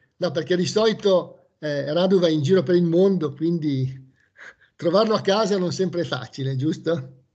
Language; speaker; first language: Italian; native; Italian